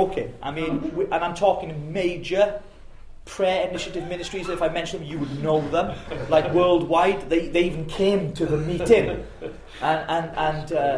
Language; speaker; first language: English; native; English